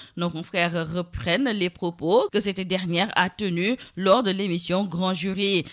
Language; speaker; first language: French; non-native, local second language; Wolof